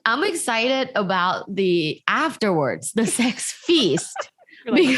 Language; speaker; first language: English; native; English